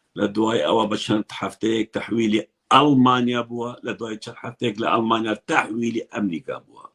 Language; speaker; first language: Central Kurdish; non-native, local second language; Kurdish